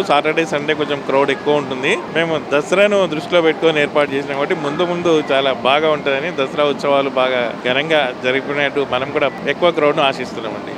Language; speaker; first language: Telugu; native; Telugu